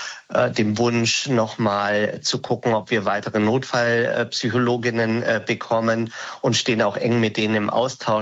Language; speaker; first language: German; native; German